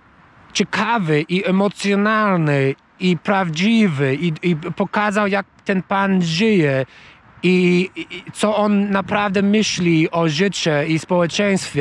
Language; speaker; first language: Polish; non-native, learner; English